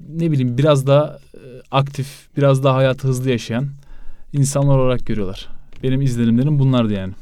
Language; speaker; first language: Turkish; native; Turkish